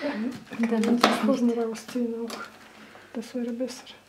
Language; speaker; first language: German; non-native, learner; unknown